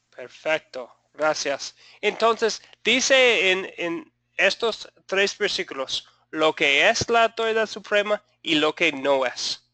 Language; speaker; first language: Spanish; non-native, fluent; English